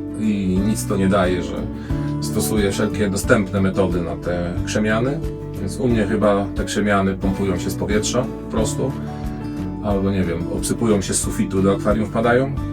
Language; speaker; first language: Polish; native; Polish